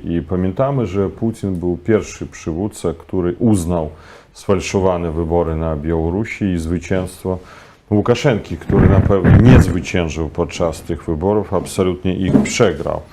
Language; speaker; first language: Polish; non-native, fluent; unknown